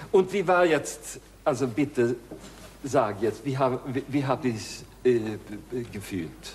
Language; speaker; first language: German; non-native, fluent; Swedish